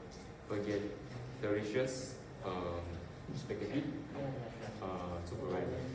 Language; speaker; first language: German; non-native, learner; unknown